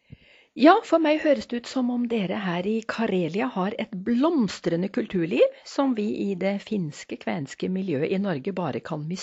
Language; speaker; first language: Norwegian; native; Norwegian